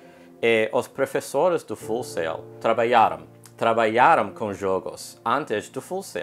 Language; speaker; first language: Portuguese; non-native, learner; English